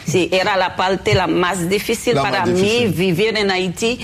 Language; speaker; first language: Spanish; non-native, fluent; Haitian Creole